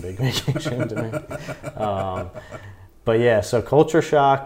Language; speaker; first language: English; native; English